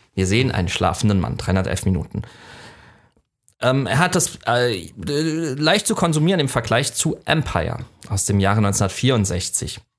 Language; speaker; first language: German; native; German